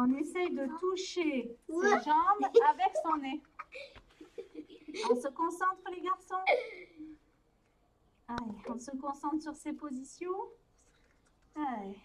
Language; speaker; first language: French; native; French